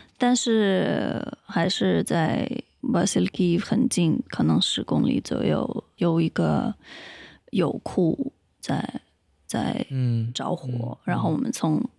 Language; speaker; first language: Chinese; non-native, fluent; Ukrainian